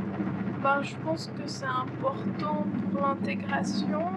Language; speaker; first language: French; native; French